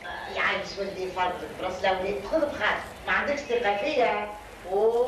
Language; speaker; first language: Arabic; native; Arabic